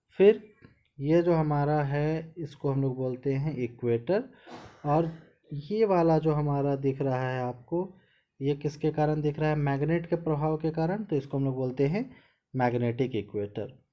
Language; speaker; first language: Hindi; native; Hindi